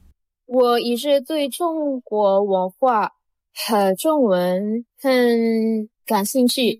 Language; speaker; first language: Chinese; non-native, fluent; Indonesian